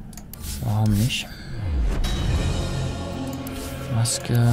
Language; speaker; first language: German; native; German